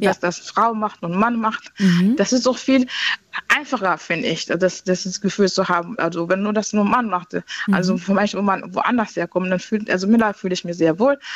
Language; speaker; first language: German; non-native, fluent; Tigrinya